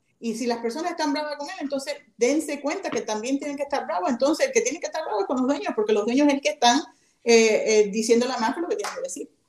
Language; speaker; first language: Spanish; native; Spanish